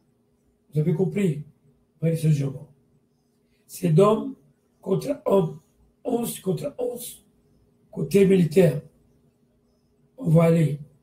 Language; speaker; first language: French; non-native, learner; Portuguese